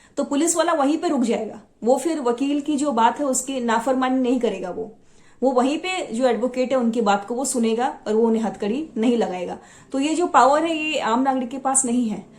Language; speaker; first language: Hindi; non-native, local second language; Assamese